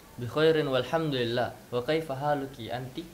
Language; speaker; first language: Arabic; non-native, learner; Indonesian